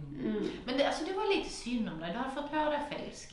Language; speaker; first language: Swedish; native; Swedish